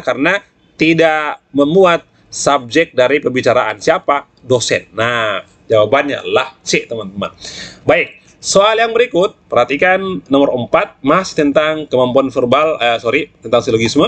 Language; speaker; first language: Indonesian; native; Indonesian